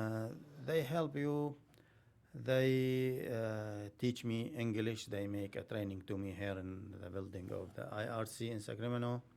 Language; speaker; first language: English; non-native, learner; Arabic